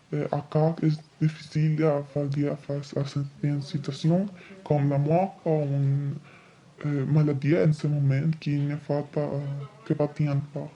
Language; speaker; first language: French; non-native, learner; Spanish